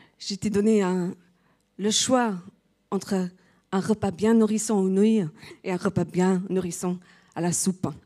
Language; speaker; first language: French; non-native, fluent; English